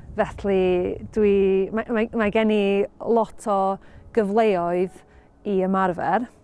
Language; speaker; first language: Welsh; non-native, learner; English